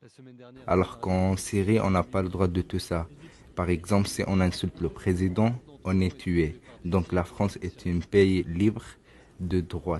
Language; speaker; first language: French; early bilingual, other home language; Arabic